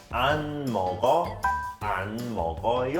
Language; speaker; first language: Korean; non-native, learner; English